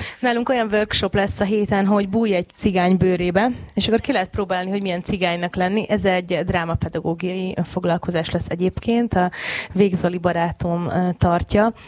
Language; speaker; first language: Hungarian; native; Hungarian